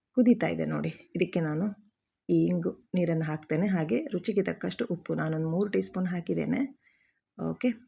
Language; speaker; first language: Kannada; non-native, local second language; Konkani